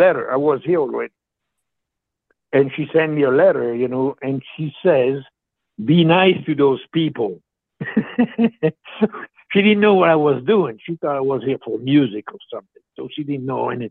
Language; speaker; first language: English; non-native, fluent; French